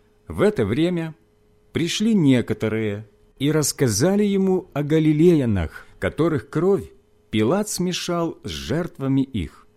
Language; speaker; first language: Russian; native; Russian